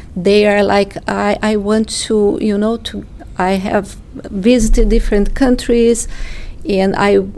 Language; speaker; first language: English; non-native, fluent; Portuguese